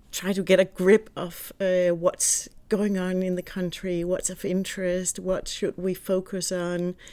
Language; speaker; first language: English; non-native, fluent; Danish